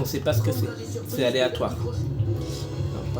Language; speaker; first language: French; native; French